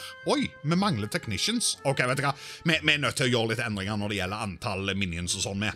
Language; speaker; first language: Norwegian; native; Norwegian